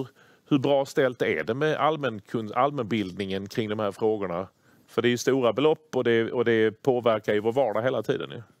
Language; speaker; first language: Swedish; native; Swedish